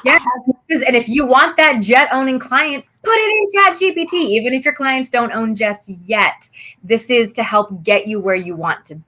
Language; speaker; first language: English; native; English